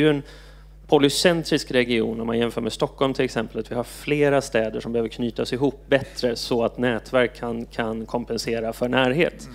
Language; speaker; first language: Swedish; native; Swedish